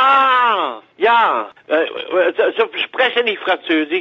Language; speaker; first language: German; non-native, learner; French